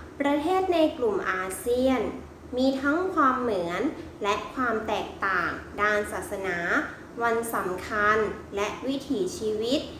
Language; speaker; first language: Thai; native; Thai